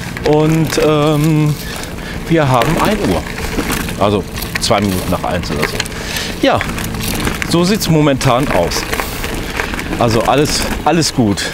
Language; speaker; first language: German; native; German